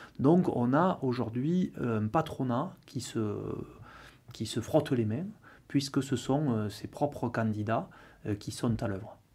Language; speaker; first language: French; native; French